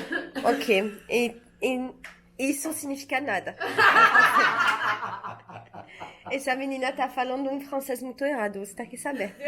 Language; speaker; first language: Portuguese; non-native, fluent; French